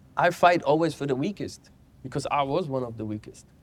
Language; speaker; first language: English; non-native, fluent; German